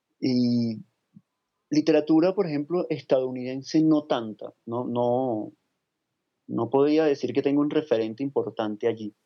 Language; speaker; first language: Spanish; native; Spanish